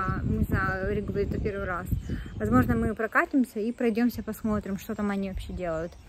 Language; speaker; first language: Russian; native; Russian